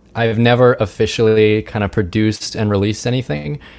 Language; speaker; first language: English; native; English